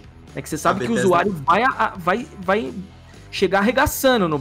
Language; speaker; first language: Portuguese; native; Portuguese